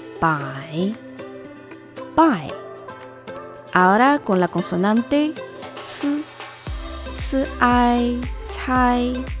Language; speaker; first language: Spanish; non-native, fluent; Chinese